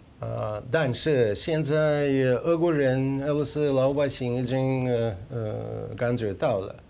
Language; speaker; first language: Chinese; non-native, fluent; Russian